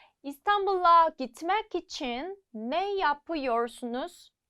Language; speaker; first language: Turkish; non-native, fluent; Korean